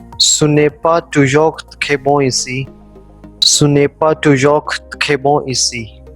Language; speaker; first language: French; non-native, fluent; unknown